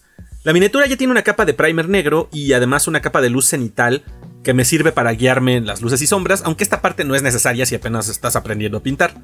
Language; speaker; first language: Spanish; native; Spanish